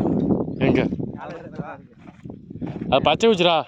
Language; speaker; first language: Tamil; native; Tamil